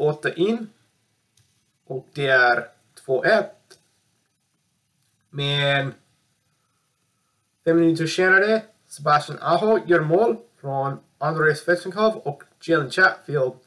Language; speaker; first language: Swedish; non-native, learner; English